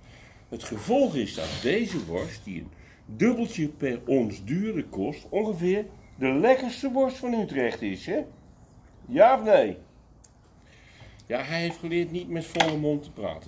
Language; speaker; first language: Dutch; native; Dutch